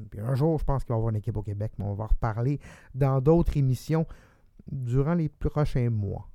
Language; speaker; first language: French; native; French